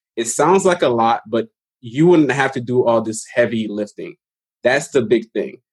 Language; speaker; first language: English; early bilingual, other home language; Haitian Creole